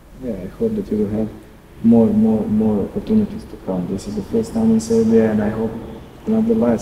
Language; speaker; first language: English; non-native, learner; Serbian